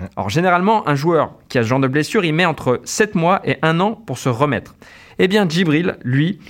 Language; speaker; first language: French; native; French